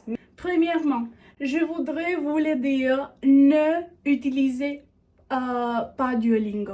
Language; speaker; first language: French; non-native, learner; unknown